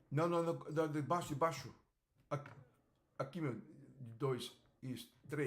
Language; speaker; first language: Portuguese; non-native, fluent; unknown